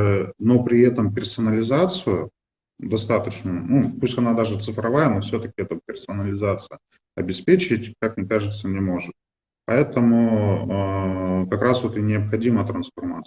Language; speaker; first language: Russian; native; Russian